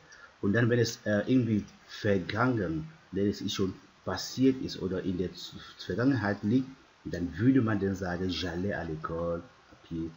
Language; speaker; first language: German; non-native, fluent; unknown